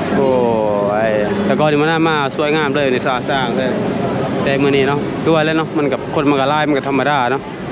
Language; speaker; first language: Thai; native; Thai